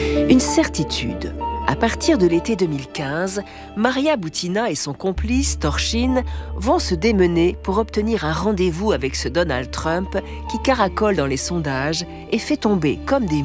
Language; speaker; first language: French; native; French